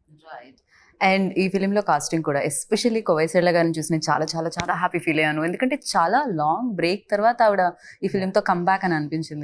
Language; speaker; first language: Telugu; native; Telugu